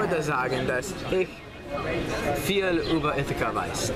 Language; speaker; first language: German; non-native, learner; English